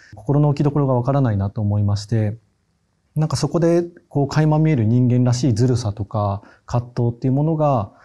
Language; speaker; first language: Japanese; native; Japanese